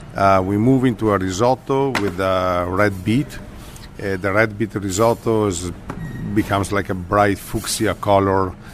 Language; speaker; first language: English; non-native, fluent; Italian